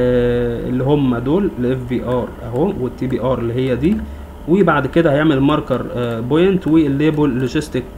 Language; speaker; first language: Arabic; native; Arabic